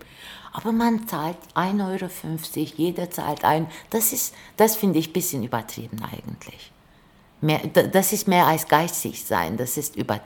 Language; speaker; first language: German; non-native, fluent; Turkish